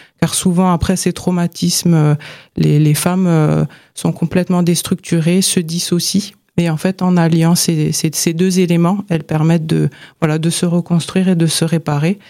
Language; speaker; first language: French; native; French